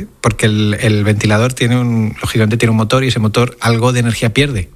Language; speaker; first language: Spanish; native; Spanish